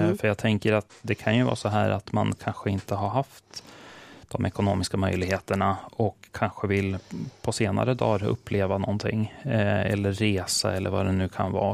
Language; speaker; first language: Swedish; early bilingual, other home language; Serbian